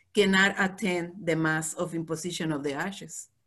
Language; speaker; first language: English; non-native, fluent; Spanish